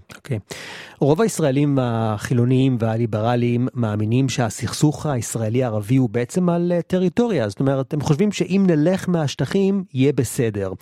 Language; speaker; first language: Hebrew; native; Hebrew